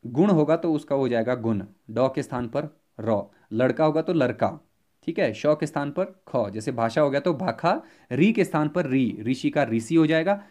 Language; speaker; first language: Hindi; native; Hindi